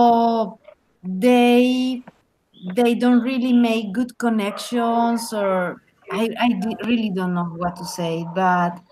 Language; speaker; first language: English; non-native, learner; Spanish